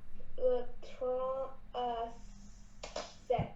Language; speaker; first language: French; non-native, learner; English